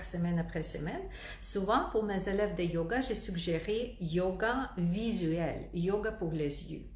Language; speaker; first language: French; non-native, fluent; Russian